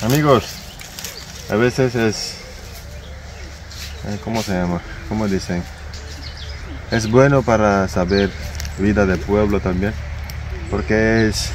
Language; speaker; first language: Spanish; non-native, learner; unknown